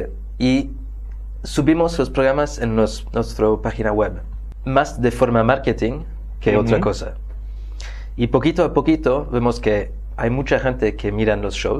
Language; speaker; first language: Spanish; non-native, fluent; French